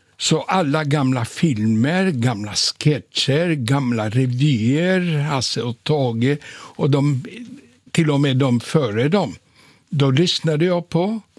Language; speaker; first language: Swedish; non-native, fluent; Polish